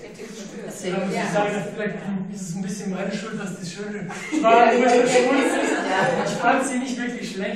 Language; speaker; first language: German; native; German